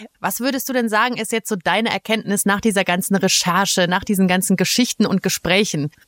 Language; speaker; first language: German; native; German